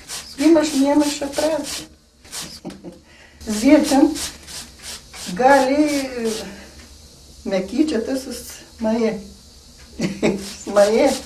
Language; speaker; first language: Bulgarian; native; Bulgarian